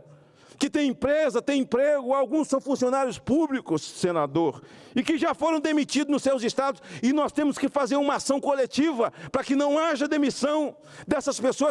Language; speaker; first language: Portuguese; native; Portuguese